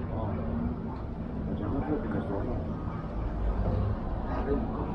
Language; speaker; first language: Spanish; non-native, learner; Arabic